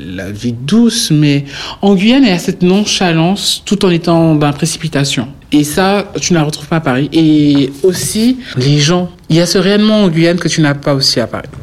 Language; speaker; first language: French; native; French